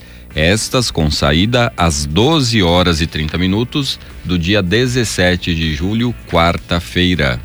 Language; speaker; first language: Portuguese; native; Portuguese